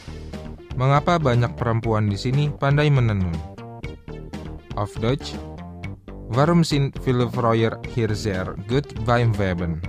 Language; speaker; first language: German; non-native, fluent; Indonesian